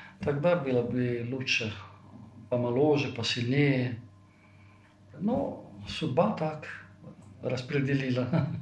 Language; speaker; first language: Russian; non-native, fluent; Italian